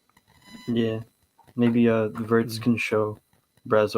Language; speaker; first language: English; native; English